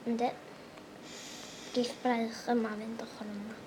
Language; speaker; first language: Welsh; native; Welsh